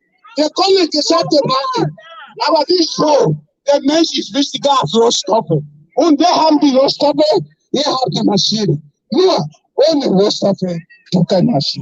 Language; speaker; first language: German; non-native, fluent; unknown